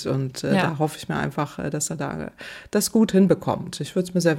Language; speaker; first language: German; native; German